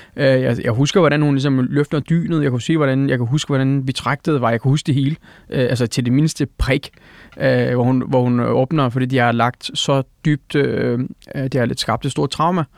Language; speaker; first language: Danish; early bilingual, other home language; Turkish